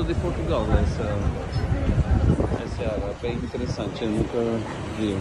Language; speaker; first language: Portuguese; non-native, fluent; Norwegian